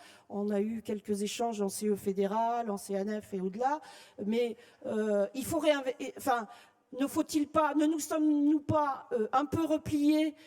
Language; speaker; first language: French; native; French